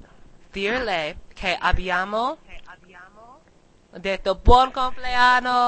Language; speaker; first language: Italian; non-native, learner; English